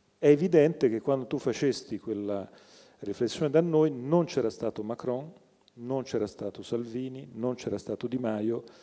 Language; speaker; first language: Italian; native; Italian